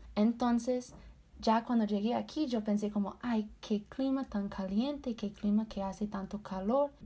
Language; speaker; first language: Spanish; non-native, fluent; English